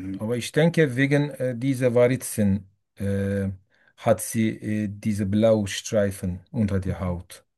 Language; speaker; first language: German; non-native, learner; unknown